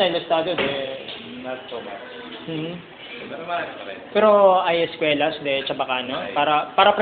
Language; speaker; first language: Spanish; non-native, local second language; Filipino